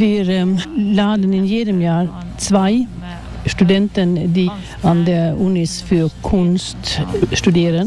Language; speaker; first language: German; non-native, fluent; Swedish